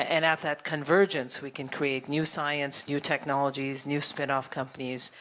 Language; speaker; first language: English; native; English